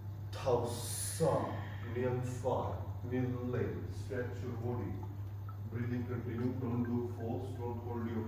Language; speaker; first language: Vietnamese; non-native, learner; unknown